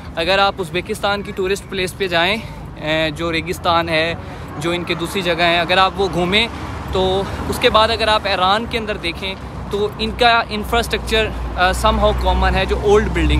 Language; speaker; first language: Urdu; non-native, local second language; Punjabi